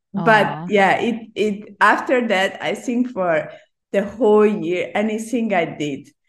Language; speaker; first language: English; non-native, fluent; Hungarian